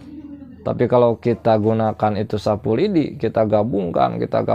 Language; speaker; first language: Indonesian; non-native, local second language; Sundanese